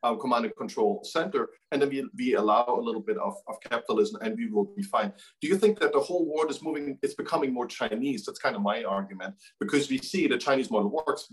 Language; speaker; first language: English; non-native, fluent; German